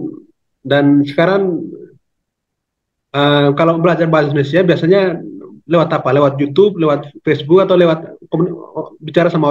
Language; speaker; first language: Indonesian; native; Indonesian